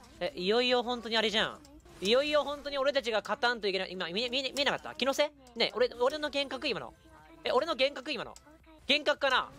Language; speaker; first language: Japanese; native; Japanese